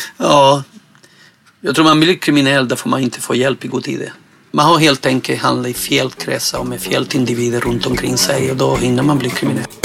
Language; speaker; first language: Swedish; non-native, fluent; Spanish